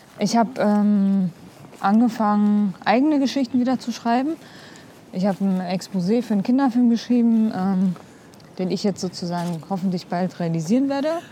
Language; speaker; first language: German; early bilingual, other home language; Kurdish